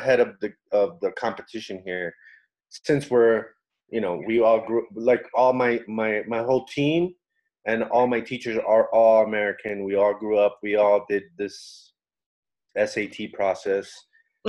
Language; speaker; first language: English; native; English